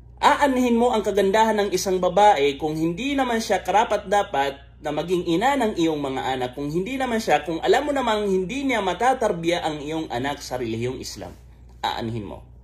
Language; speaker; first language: Filipino; non-native, local second language; Maranao